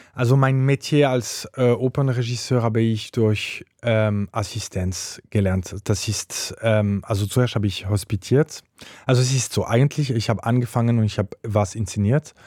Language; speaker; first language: German; non-native, local second language; French